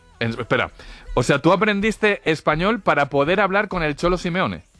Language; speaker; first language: Spanish; native; Spanish